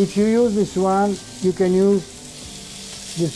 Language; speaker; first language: English; non-native, learner; Italian